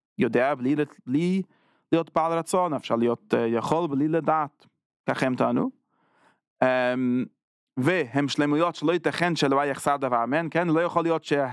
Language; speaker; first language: Hebrew; non-native, fluent; English